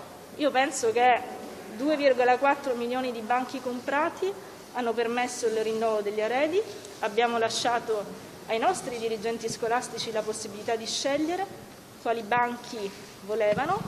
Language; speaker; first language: Italian; native; Italian